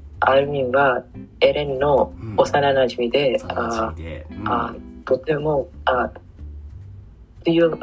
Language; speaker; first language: Japanese; non-native, learner; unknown